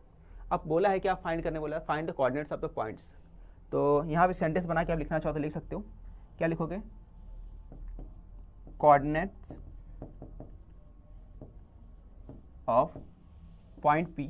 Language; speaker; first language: Hindi; native; Hindi